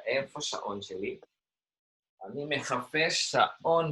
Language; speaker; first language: Hebrew; non-native, fluent; Indonesian